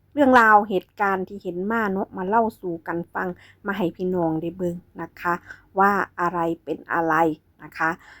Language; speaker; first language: Thai; non-native, local second language; Northeastern Thai